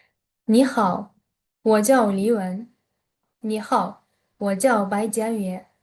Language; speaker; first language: Chinese; non-native, fluent; Uzbek